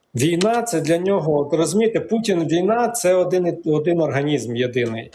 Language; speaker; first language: Ukrainian; native; Ukrainian